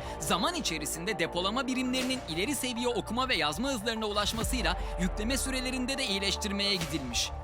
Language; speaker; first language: Turkish; native; Turkish